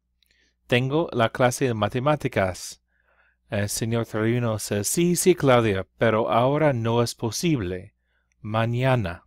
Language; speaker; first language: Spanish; non-native, fluent; English